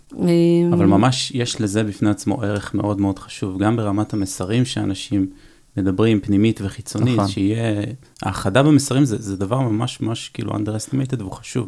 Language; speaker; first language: Hebrew; native; Hebrew